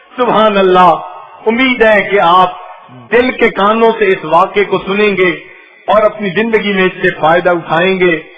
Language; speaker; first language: Urdu; non-native, local second language; Punjabi